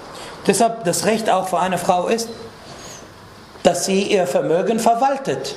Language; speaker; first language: German; non-native, fluent; Arabic